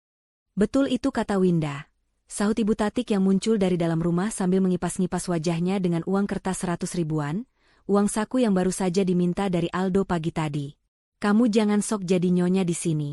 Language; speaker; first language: Indonesian; native; Indonesian